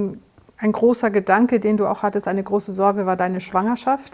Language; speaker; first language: German; native; German